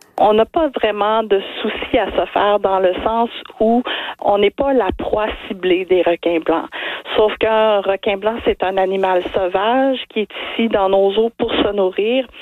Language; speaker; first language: French; native; French